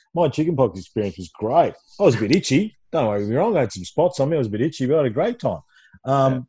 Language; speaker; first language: English; native; English